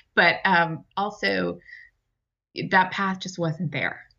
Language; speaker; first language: English; native; English